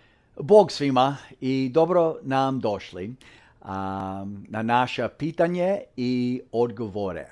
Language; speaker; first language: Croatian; early bilingual, heritage; English